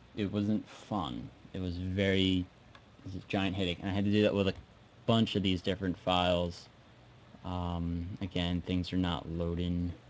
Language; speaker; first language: English; native; English